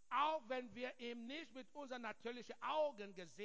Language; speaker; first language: German; non-native, learner; English